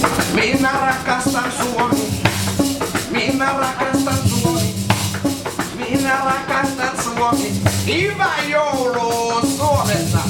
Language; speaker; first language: Finnish; non-native, learner; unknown